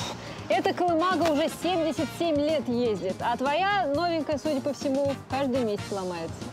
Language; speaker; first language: Russian; native; Russian